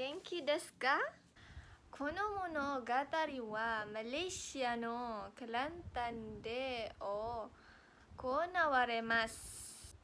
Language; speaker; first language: Japanese; non-native, learner; Malay